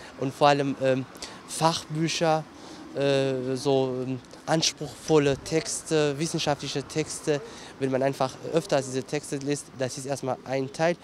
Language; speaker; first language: German; non-native, fluent; Kurdish